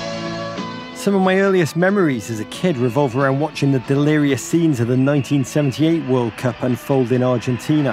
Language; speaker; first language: English; native; English